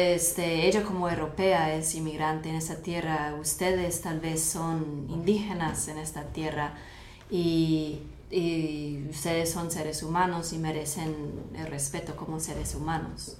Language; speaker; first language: Spanish; non-native, fluent; English